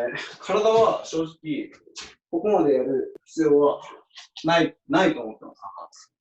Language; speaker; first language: Japanese; native; Japanese